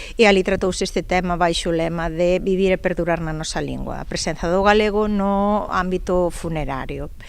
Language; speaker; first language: Galician; native; Galician